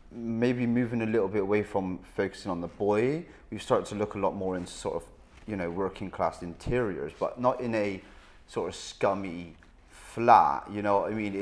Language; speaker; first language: English; native; English